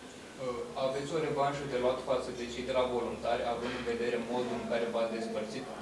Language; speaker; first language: Romanian; native; Romanian